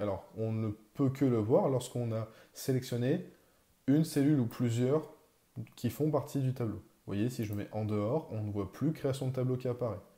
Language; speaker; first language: French; native; French